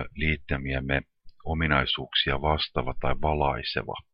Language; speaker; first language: Finnish; native; Finnish